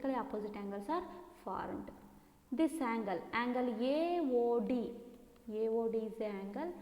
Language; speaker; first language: English; non-native, local second language; Kannada